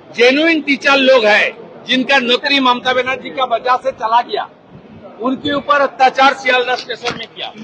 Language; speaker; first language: Hindi; non-native, local second language; Bangla